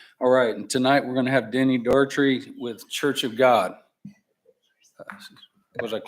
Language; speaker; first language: English; native; English